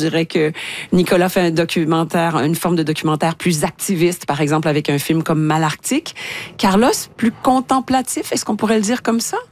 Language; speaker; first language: French; native; French